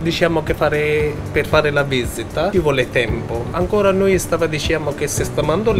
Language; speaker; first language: Italian; non-native, learner; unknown